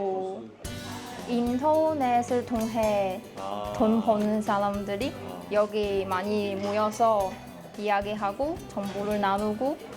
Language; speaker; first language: Korean; non-native, fluent; Chinese